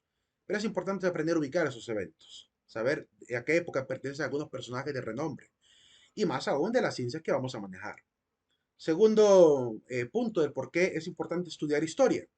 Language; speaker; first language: Spanish; native; Spanish